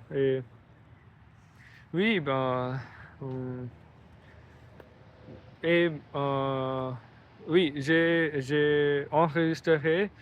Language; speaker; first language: French; non-native, learner; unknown